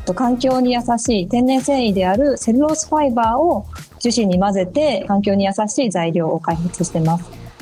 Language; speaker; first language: Japanese; native; Japanese